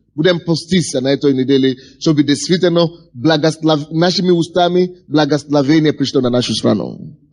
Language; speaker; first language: Russian; non-native, fluent; Yoruba